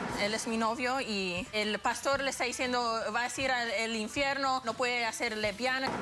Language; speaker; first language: Spanish; early bilingual, heritage; English